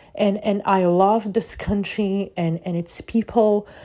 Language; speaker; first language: English; non-native, fluent; Portuguese